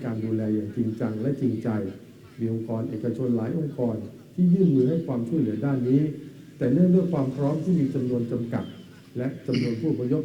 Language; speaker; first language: Thai; native; Thai